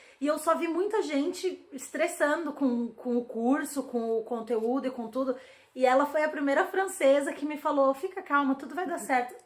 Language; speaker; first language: Portuguese; native; Portuguese